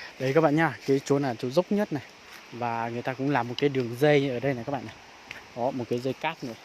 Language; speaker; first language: Vietnamese; non-native, local second language; Hmong